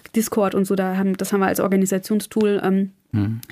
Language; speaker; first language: German; native; German